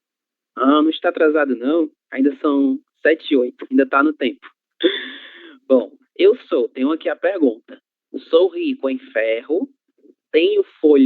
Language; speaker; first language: Portuguese; native; Portuguese